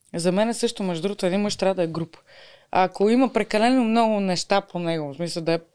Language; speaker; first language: Bulgarian; native; Bulgarian